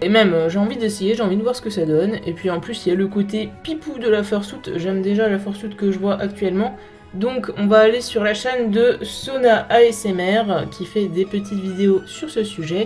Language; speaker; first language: French; native; French